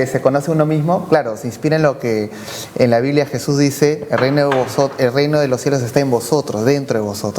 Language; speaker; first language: Spanish; native; Spanish